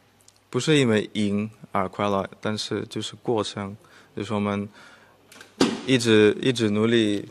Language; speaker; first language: Chinese; non-native, fluent; Russian